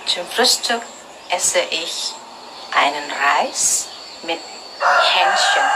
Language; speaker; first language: German; non-native, learner; Indonesian